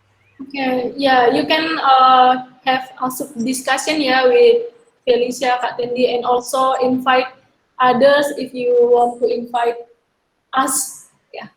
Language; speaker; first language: English; non-native, learner; Indonesian